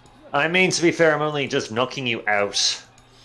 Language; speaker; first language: English; native; English